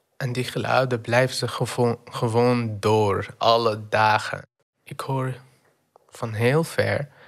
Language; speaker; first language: Dutch; non-native, fluent; Arabic